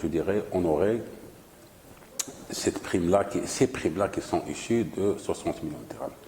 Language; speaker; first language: French; non-native, local second language; Arabic